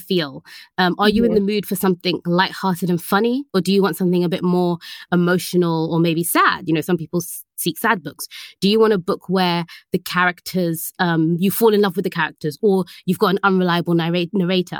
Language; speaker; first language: English; native; English